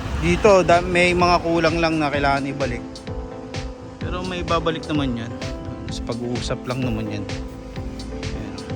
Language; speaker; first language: Filipino; native; Filipino